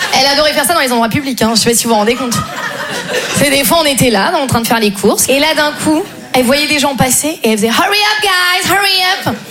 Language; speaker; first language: French; native; French